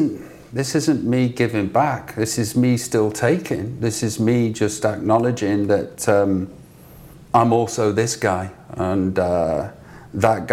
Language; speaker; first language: English; native; English